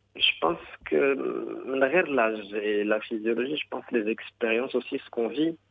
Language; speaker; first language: French; non-native, local second language; Arabic